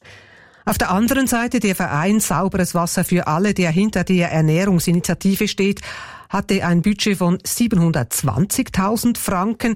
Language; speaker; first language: German; native; German